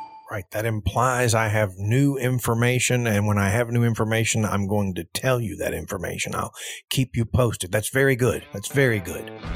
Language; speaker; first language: English; early bilingual, other home language; Spanish